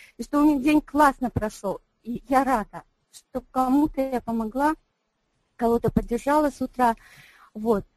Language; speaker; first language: Russian; non-native, local second language; Tajik